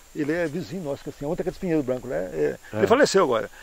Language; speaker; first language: Portuguese; native; Portuguese